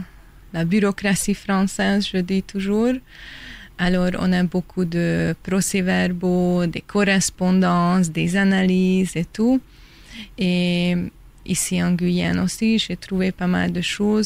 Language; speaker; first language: French; non-native, fluent; Hungarian